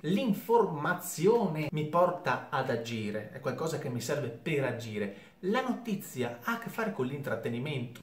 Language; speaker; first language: Italian; native; Italian